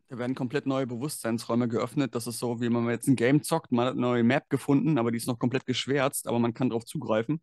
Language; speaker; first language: German; native; German